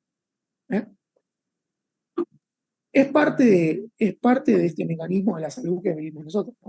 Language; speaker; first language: Spanish; native; Spanish